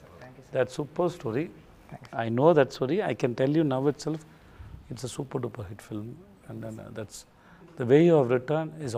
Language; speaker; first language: Telugu; non-native, learner; Tamil